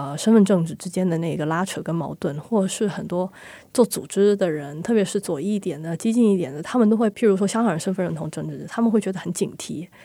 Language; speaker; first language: Chinese; non-native, local second language; Cantonese